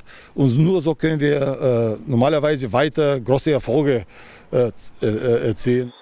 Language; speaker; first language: German; non-native, fluent; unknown